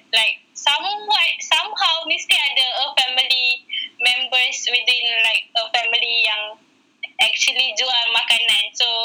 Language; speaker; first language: English; non-native, local second language; Malay